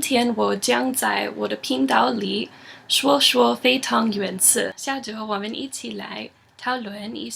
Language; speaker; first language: Chinese; non-native, learner; English